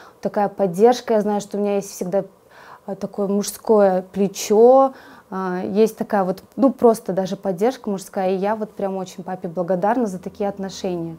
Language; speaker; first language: Russian; native; Russian